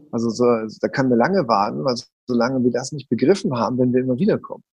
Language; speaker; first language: German; native; German